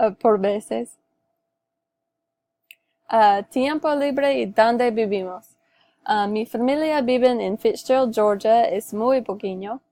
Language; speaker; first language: Spanish; non-native, learner; English